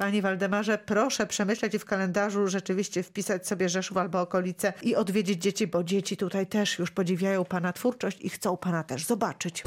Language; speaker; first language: Polish; native; Polish